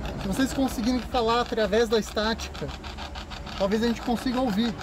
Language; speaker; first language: Portuguese; native; Portuguese